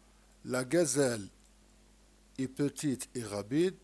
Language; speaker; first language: French; non-native, local second language; Arabic